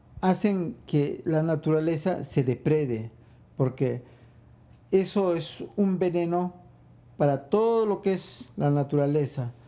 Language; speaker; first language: Spanish; non-native, local second language; Quechua